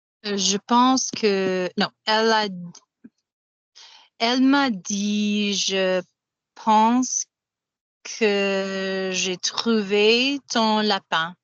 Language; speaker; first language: French; non-native, learner; English